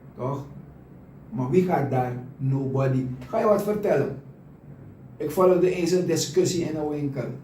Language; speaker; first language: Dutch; native; Dutch